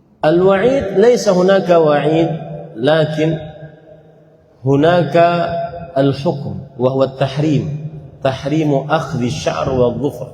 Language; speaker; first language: Arabic; non-native, fluent; Indonesian